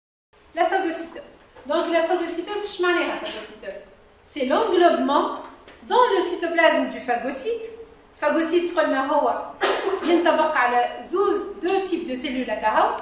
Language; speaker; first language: French; non-native, local second language; Arabic